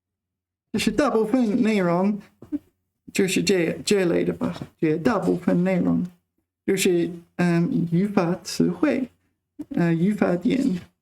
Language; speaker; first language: Chinese; non-native, learner; English